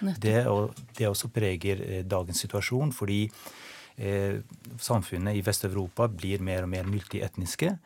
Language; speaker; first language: Norwegian; non-native, fluent; Albanian